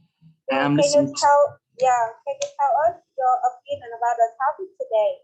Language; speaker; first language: English; non-native, learner; Vietnamese